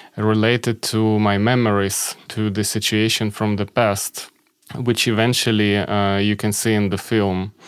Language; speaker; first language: English; non-native, fluent; Ukrainian